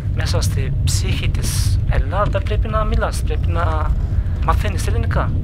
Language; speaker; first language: Greek; non-native, learner; Turkish